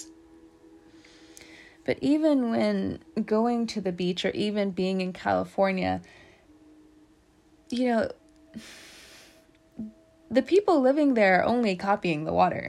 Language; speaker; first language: English; native; English